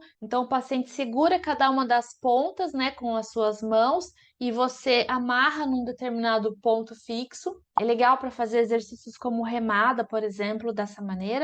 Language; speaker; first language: Portuguese; native; Portuguese